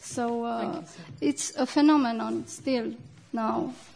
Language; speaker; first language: English; non-native, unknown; Romanian